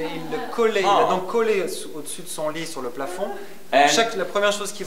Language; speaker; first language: French; native; French